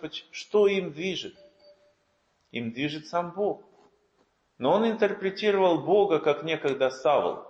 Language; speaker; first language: Russian; native; Russian